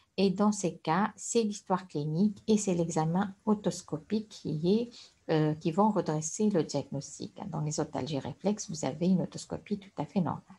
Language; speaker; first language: French; non-native, local second language; Arabic